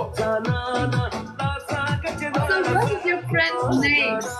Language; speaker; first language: English; non-native, fluent; German